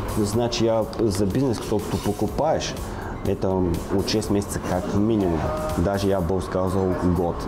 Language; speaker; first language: Russian; non-native, learner; Bulgarian